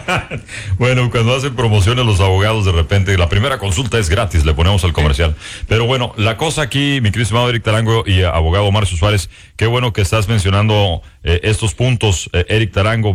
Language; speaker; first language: Spanish; native; Spanish